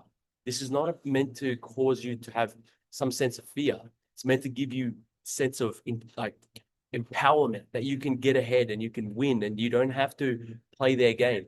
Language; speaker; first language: English; native; English